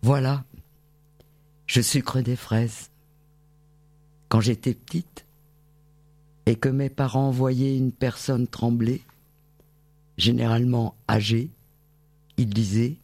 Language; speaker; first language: French; native; French